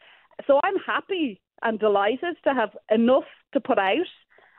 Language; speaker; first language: English; native; English